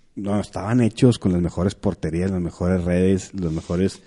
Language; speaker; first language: Spanish; native; Spanish